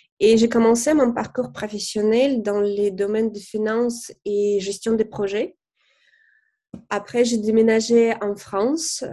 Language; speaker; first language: French; non-native, fluent; Russian